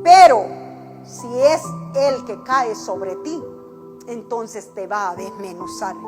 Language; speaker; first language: Spanish; native; Spanish